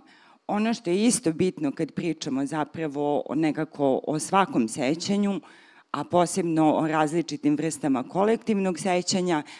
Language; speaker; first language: Serbian; native; Serbian